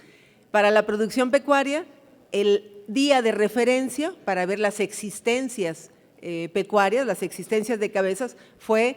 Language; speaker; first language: Spanish; native; Spanish